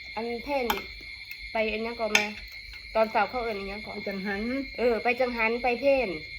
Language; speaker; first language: Thai; native; Thai